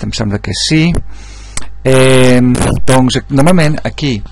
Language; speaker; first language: Catalan; non-native, local second language; Spanish